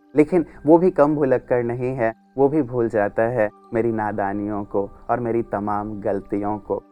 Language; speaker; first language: Hindi; native; Hindi